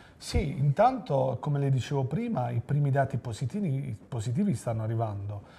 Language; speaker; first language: Italian; native; Italian